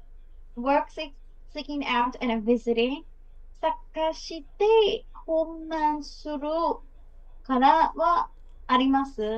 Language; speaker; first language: Japanese; non-native, learner; Burmese